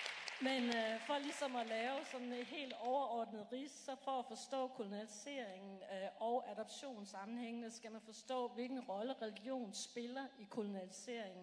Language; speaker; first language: Danish; native; Danish